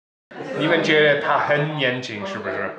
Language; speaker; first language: Chinese; non-native, fluent; German